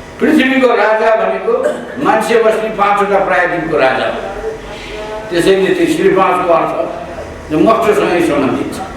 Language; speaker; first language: Nepali; native; Nepali